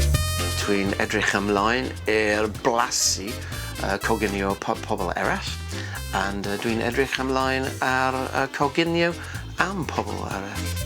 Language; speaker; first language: Welsh; non-native, learner; English